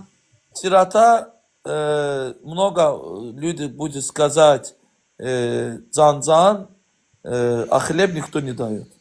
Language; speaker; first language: Russian; non-native, learner; Azerbaijani